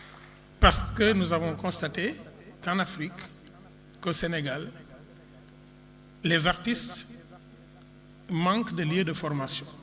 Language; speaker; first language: French; non-native, local second language; Wolof